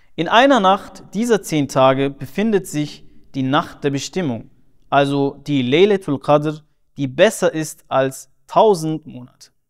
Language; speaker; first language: German; early bilingual, other home language; Turkish